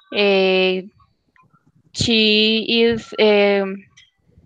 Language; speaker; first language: English; non-native, learner; Spanish